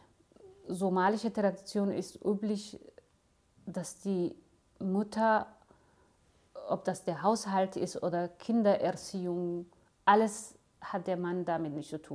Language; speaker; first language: German; non-native, fluent; Somali